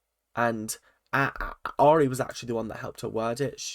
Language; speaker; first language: English; native; English